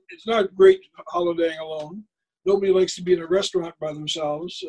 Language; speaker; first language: English; native; English